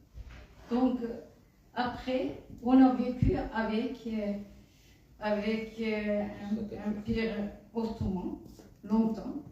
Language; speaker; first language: French; non-native, fluent; Kurdish